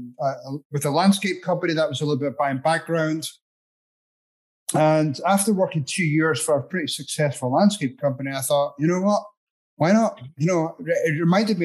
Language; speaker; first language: English; native; English